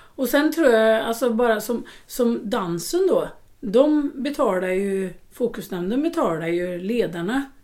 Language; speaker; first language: Swedish; native; Swedish